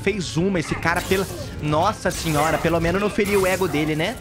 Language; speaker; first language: Portuguese; native; Portuguese